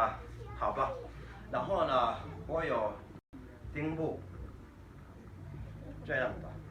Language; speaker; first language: Chinese; non-native, learner; Kinyarwanda